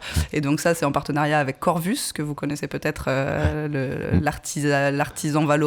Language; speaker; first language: French; native; French